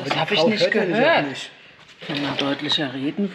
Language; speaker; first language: German; native; German